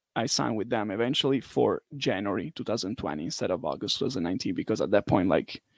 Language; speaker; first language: English; non-native, fluent; Italian